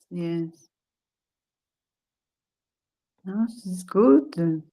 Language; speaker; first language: English; non-native, learner; Portuguese